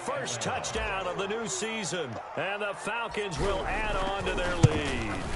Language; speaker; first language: English; native; English